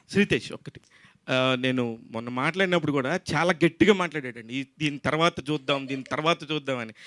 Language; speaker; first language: Telugu; native; Telugu